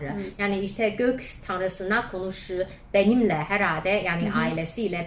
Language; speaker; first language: Turkish; non-native, fluent; Chinese